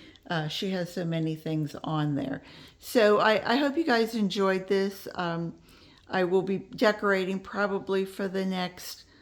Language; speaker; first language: English; native; English